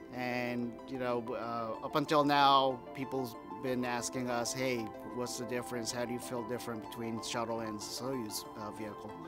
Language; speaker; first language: English; non-native, fluent; Japanese